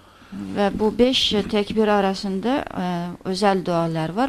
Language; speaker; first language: Turkish; non-native, fluent; Azerbaijani